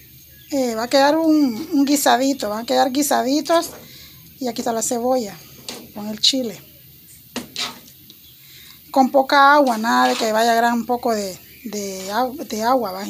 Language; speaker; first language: Spanish; native; Spanish